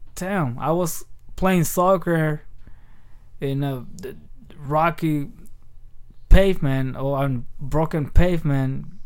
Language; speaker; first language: English; early bilingual, other home language; Spanish